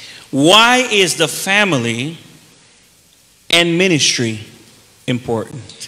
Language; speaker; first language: English; early bilingual, other home language; Spanish